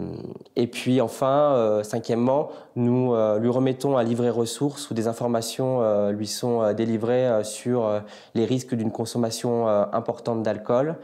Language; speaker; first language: French; native; French